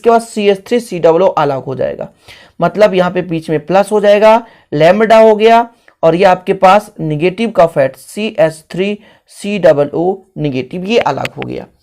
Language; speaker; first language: Hindi; native; Hindi